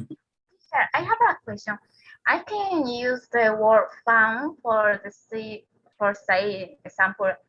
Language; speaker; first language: English; non-native, learner; Spanish